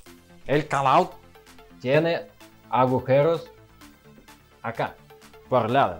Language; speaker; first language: Spanish; non-native, learner; Russian